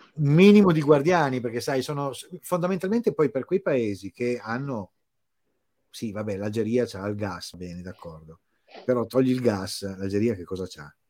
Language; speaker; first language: Italian; native; Italian